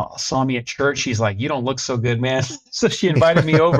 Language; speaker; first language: English; native; English